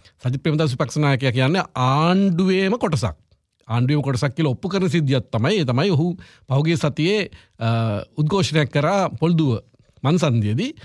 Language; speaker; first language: Sinhala; native; Sinhala